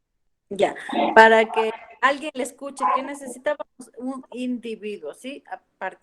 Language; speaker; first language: Spanish; native; Spanish